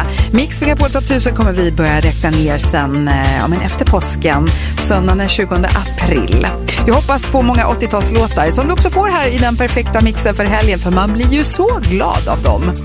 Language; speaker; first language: Swedish; native; Swedish